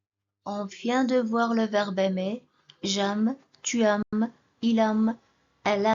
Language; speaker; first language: French; non-native, local second language; Arabic